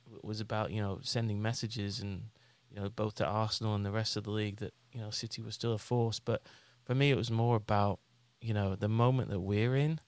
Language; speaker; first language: English; native; English